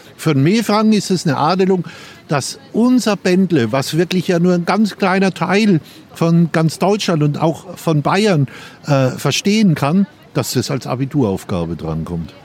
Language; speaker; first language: German; native; German